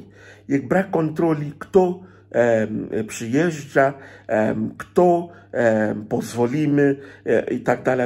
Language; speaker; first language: Polish; non-native, fluent; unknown